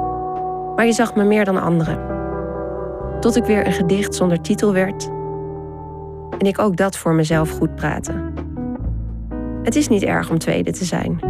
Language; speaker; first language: Dutch; native; Dutch